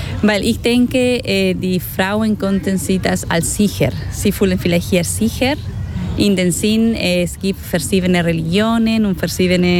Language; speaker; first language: German; non-native, learner; Spanish